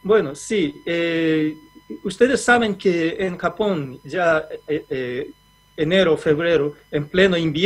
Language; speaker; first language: Spanish; non-native, fluent; Japanese